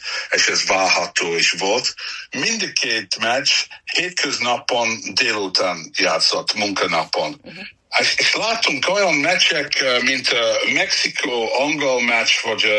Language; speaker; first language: Hungarian; non-native, learner; English